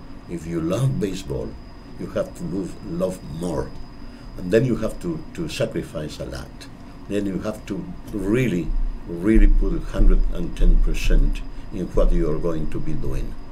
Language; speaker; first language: English; non-native, fluent; Spanish